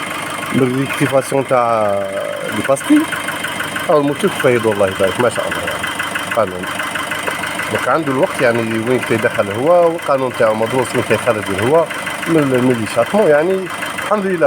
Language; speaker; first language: Arabic; native; Arabic